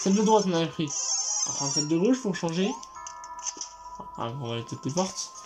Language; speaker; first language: French; native; French